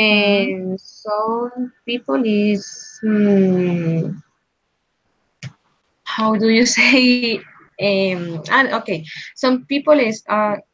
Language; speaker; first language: English; non-native, learner; Spanish